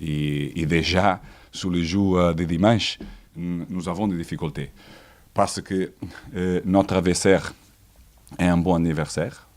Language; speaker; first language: French; non-native, fluent; Portuguese